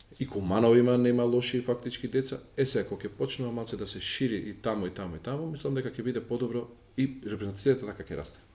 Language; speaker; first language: Macedonian; native; Macedonian